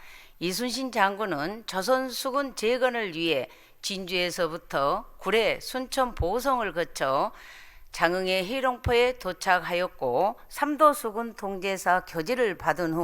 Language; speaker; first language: Korean; native; Korean